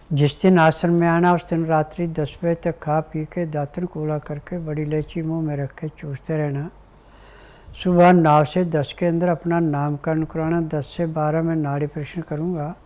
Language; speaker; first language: Hindi; native; Hindi